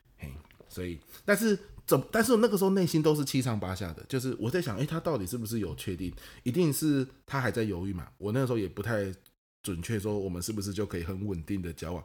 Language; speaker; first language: Chinese; native; Chinese